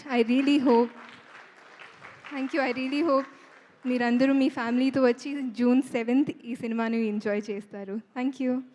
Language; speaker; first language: Telugu; non-native, fluent; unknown